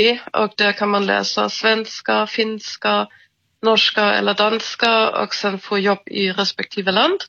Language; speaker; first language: Swedish; non-native, fluent; German